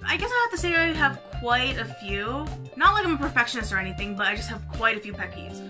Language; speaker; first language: English; native; English